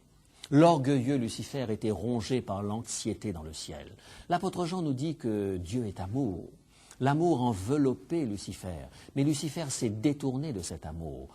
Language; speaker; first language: French; native; French